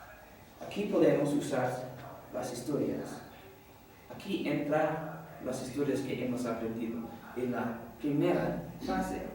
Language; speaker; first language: Spanish; non-native, fluent; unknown